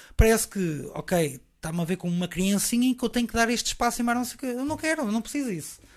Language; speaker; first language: Portuguese; native; Portuguese